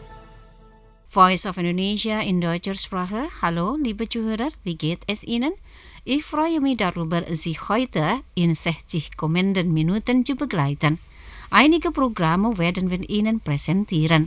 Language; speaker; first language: German; non-native, fluent; Indonesian